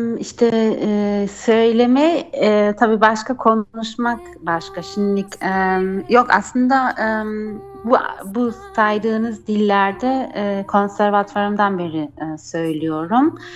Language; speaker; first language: Turkish; early bilingual, heritage; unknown